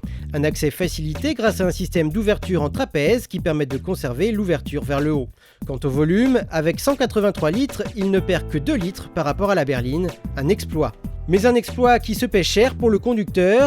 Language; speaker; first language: French; native; French